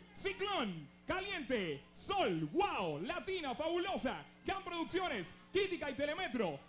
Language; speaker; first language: Spanish; native; Spanish